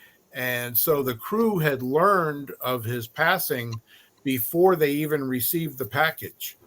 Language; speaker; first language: English; native; English